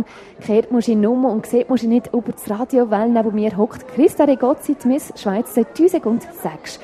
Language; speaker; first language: German; native; German